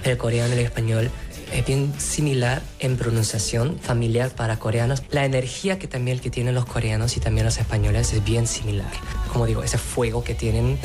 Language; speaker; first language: Spanish; non-native, fluent; Korean